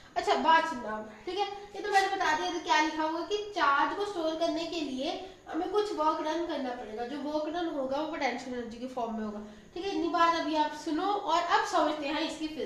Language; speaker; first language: Hindi; native; Hindi